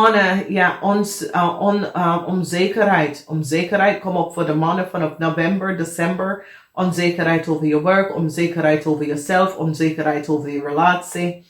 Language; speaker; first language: Dutch; non-native, fluent; English